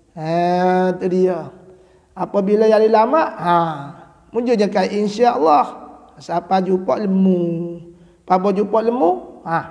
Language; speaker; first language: Malay; native; Malay